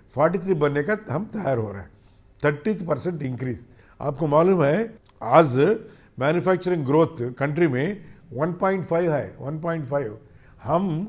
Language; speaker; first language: Hindi; non-native, local second language; Telugu